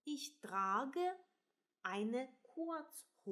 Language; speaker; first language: German; non-native, fluent; Russian